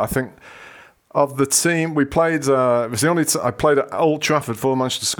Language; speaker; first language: English; native; English